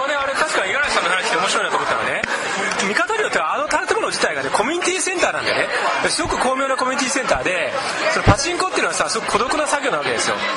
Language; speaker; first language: Japanese; native; Japanese